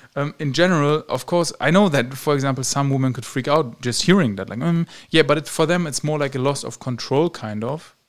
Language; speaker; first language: English; non-native, fluent; German